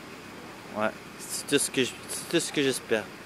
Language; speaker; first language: French; non-native, learner; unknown